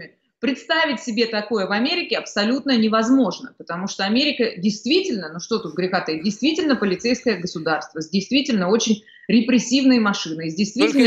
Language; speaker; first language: Russian; native; Russian